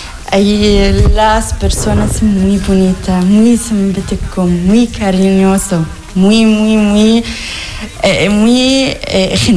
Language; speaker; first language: Spanish; non-native, learner; Arabic